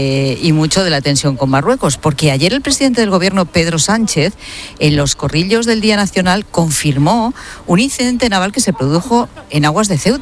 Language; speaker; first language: Spanish; native; Spanish